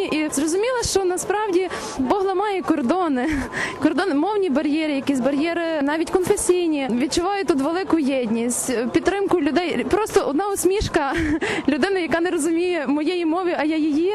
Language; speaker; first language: Ukrainian; native; Ukrainian